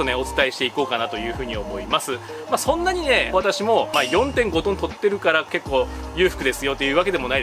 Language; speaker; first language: Japanese; native; Japanese